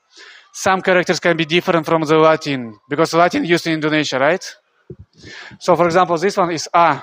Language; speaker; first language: English; non-native, fluent; Russian